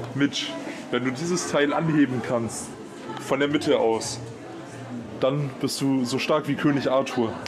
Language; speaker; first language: German; native; German